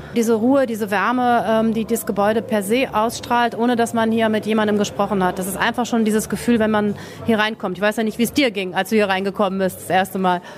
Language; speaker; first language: German; native; German